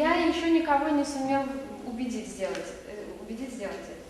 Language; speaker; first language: Russian; native; Russian